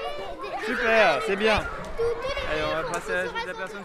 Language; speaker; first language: French; native; French